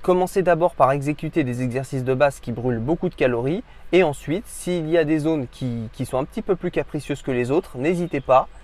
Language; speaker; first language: French; native; French